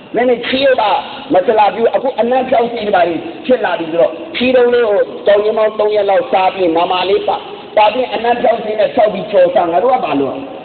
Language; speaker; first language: Burmese; non-native, local second language; Rohingya